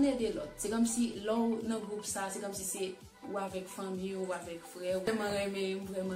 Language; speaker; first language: French; non-native, local second language; Haitian Creole